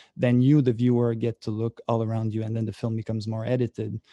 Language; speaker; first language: English; native; English